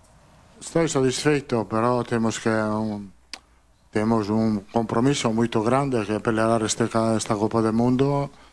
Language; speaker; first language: Portuguese; non-native, learner; Italian